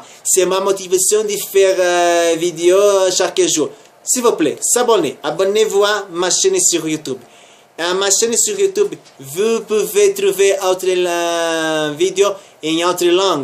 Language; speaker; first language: French; non-native, learner; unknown